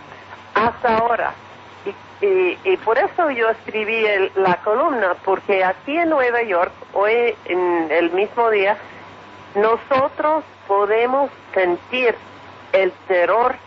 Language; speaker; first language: Spanish; non-native, fluent; English